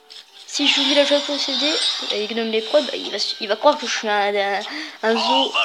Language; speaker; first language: French; native; French